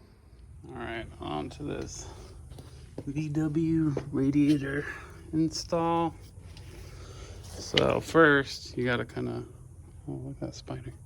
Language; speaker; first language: English; native; English